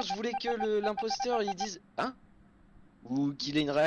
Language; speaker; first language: French; native; French